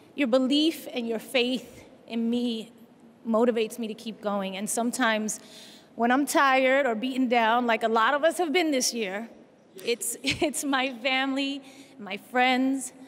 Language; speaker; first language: English; early bilingual, other home language; Spanish